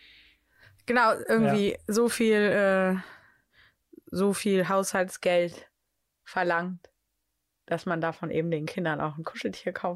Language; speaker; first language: German; native; German